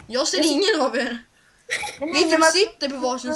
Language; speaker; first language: Swedish; native; Swedish